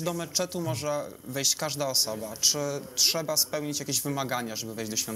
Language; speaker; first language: Polish; native; Polish